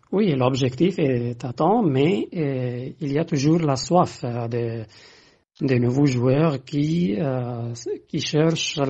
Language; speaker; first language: French; non-native, fluent; Arabic